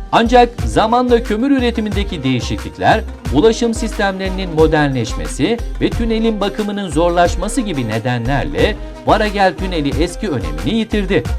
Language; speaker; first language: Turkish; native; Turkish